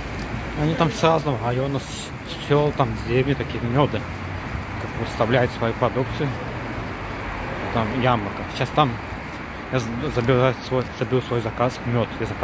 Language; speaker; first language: Russian; non-native, learner; Azerbaijani